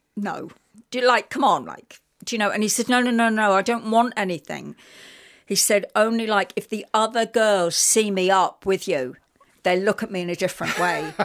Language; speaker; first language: English; native; English